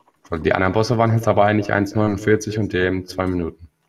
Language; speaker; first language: German; native; German